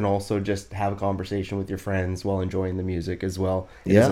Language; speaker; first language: English; native; English